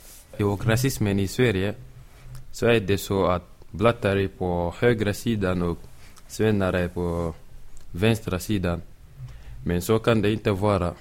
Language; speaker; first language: Swedish; early bilingual, other home language; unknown